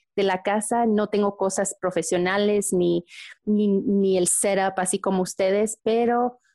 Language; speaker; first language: Spanish; early bilingual, heritage; Spanish